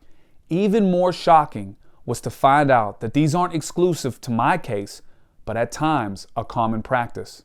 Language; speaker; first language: English; native; English